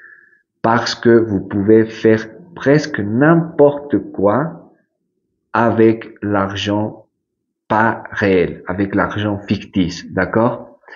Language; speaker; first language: French; non-native, fluent; Spanish